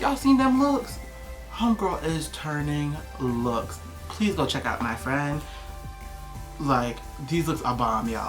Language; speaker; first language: English; native; English